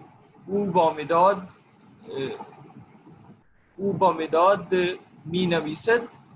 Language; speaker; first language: Persian; non-native, learner; Urdu